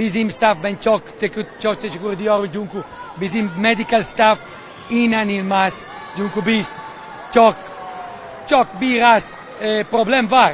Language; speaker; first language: Turkish; non-native, learner; Italian